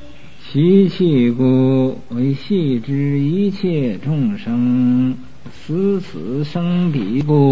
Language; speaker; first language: Chinese; native; Chinese